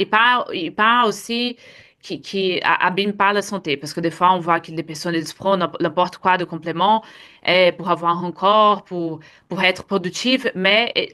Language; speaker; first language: French; non-native, fluent; Portuguese